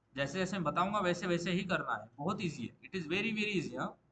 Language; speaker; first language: Hindi; non-native, local second language; Marathi